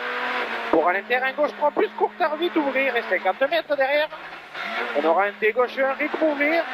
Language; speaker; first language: French; native; French